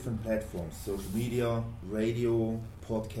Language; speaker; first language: English; non-native, fluent; German